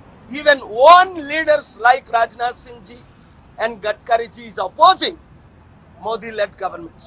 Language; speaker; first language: English; non-native, local second language; Telugu